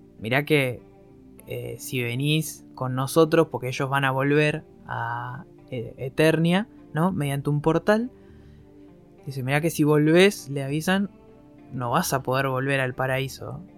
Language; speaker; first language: Spanish; native; Spanish